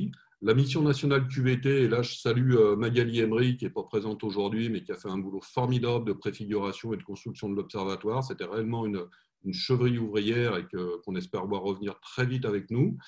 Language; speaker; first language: French; native; French